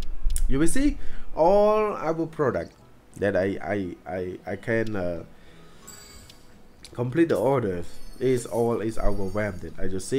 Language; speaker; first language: English; non-native, learner; Khmer